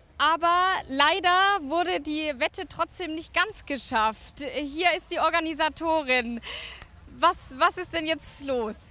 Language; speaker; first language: German; native; German